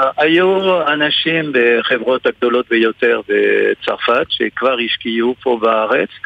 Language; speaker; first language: Hebrew; non-native, fluent; French